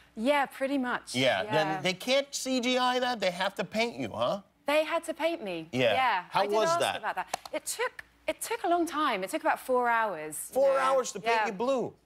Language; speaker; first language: English; native; English